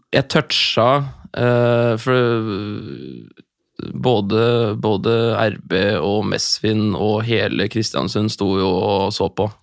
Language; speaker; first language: Norwegian; native; Norwegian